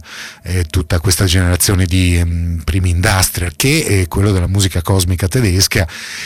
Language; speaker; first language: Italian; native; Italian